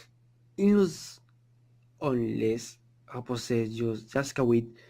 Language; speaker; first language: French; non-native, learner; Spanish